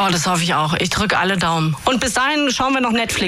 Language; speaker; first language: German; native; German